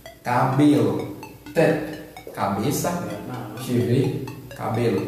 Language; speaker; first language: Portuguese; non-native, learner; Haitian Creole